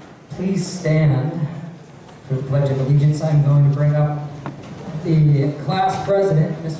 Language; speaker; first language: English; native; English